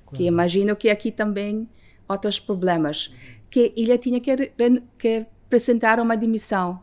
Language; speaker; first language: Portuguese; non-native, fluent; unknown